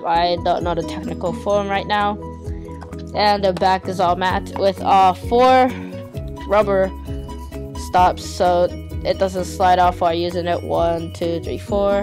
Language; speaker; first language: English; native; English